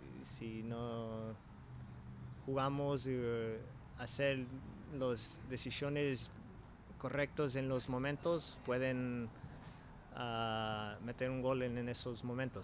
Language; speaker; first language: Spanish; early bilingual, heritage; English